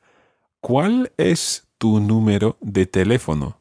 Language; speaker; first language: Spanish; non-native, fluent; English